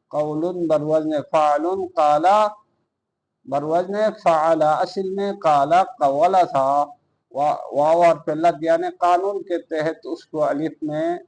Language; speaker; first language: Urdu; non-native, local second language; Balti